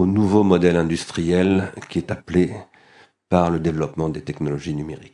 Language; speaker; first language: French; native; French